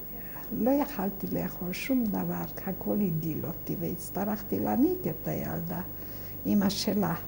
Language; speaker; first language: Hebrew; non-native, fluent; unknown